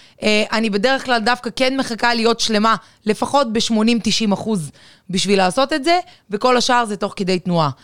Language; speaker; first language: Hebrew; non-native, fluent; Russian